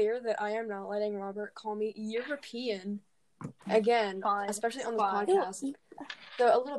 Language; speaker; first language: English; native; English